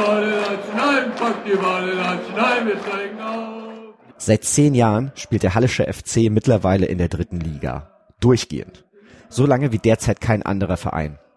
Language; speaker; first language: German; native; German